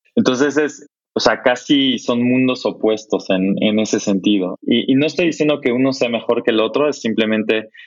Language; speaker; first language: Spanish; non-native, fluent; German